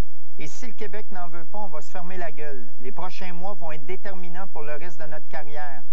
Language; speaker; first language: French; native; French